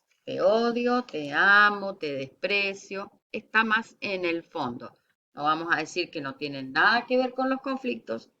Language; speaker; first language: Spanish; native; Spanish